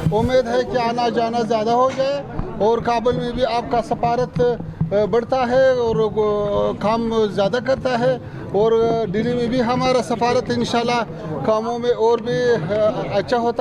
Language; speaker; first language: Hindi; non-native, fluent; Pashto